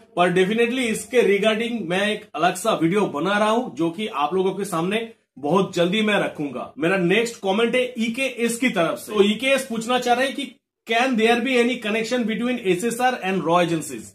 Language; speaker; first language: Hindi; non-native, local second language; Bangla